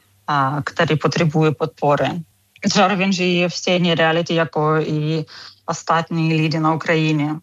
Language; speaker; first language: Czech; non-native, fluent; Ukrainian